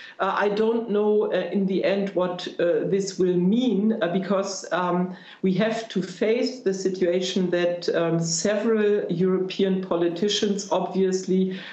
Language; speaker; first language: English; non-native, fluent; German